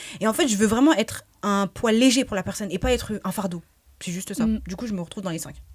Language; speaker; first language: French; early bilingual, other home language; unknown